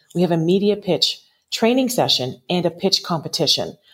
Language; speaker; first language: English; native; English